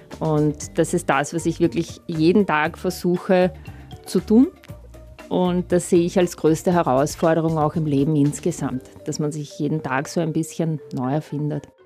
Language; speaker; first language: German; early bilingual, other home language; Russian